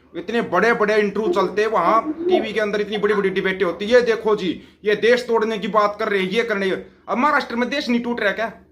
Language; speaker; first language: Hindi; non-native, local second language; Punjabi